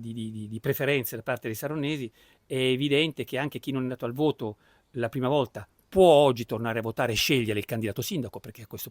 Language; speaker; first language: Italian; native; Italian